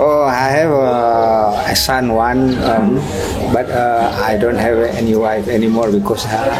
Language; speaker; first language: English; non-native, learner; Indonesian